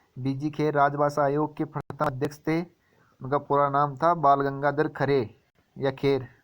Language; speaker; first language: Hindi; native; Hindi